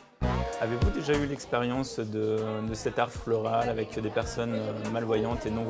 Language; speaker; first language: French; native; French